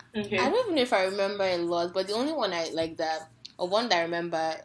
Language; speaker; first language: English; non-native, local second language; Yoruba